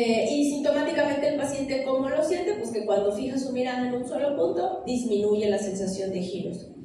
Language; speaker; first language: Spanish; native; Spanish